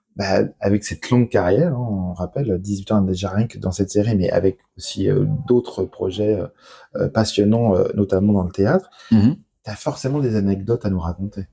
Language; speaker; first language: French; native; French